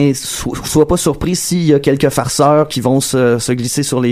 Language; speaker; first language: French; native; French